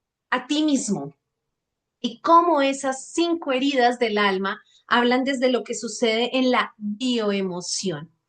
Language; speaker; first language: Spanish; native; Spanish